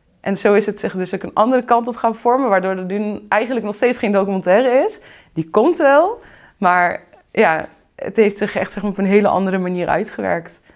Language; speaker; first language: Dutch; early bilingual, other home language; Arabic